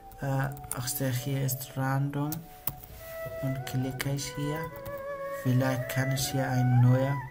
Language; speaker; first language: German; non-native, learner; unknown